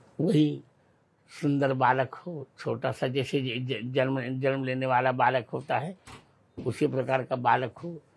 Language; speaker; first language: Hindi; native; Hindi